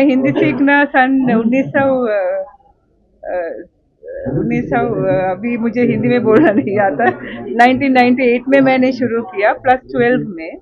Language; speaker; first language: Hindi; non-native, fluent; Sinhala